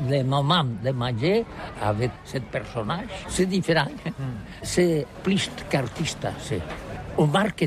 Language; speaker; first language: French; non-native, learner; Catalan